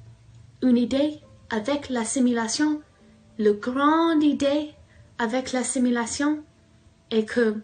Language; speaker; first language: French; non-native, learner; English